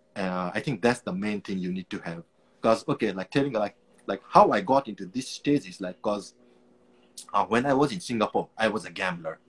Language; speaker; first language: English; non-native, local second language; Nepali